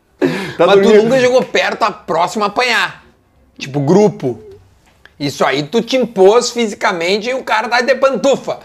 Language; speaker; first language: Portuguese; native; Portuguese